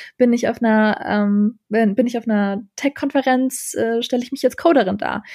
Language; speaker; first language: German; early bilingual, other home language; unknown